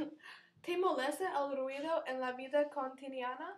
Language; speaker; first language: Spanish; non-native, learner; English